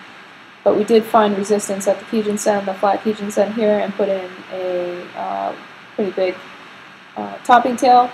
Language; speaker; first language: English; native; English